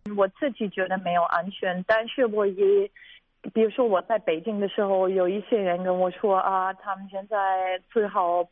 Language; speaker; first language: Chinese; non-native, fluent; German